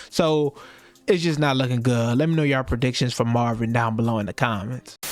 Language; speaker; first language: English; native; English